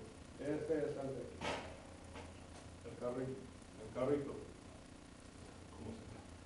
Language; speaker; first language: Spanish; non-native, fluent; English